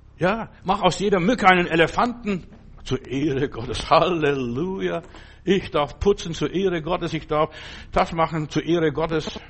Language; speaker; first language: German; non-native, fluent; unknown